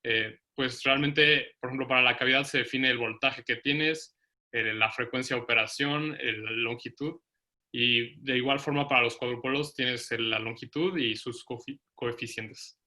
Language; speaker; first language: Spanish; native; Spanish